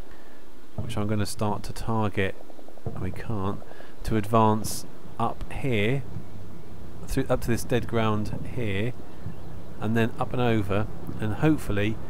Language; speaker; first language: English; native; English